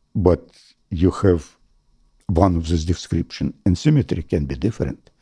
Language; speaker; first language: English; non-native, fluent; Russian